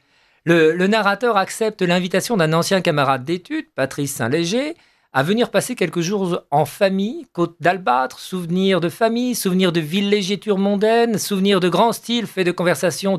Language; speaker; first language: French; native; French